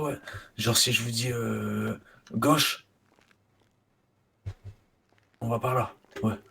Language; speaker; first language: French; native; French